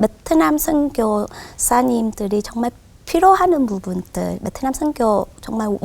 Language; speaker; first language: Korean; non-native, fluent; Vietnamese